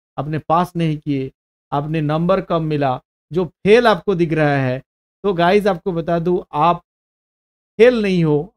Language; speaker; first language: Hindi; non-native, local second language; Bangla